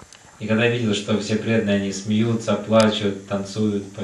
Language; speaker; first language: Russian; native; Russian